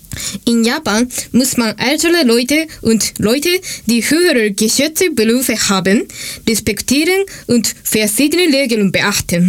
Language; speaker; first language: German; non-native, fluent; Japanese